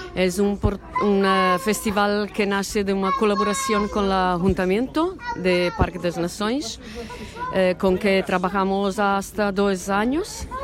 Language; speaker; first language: Spanish; non-native, fluent; Italian